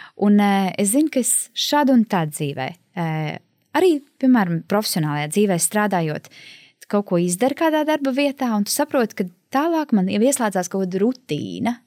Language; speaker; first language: Latvian; native; Latvian